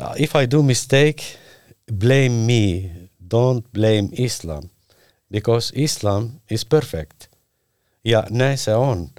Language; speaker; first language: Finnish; non-native, fluent; Turkish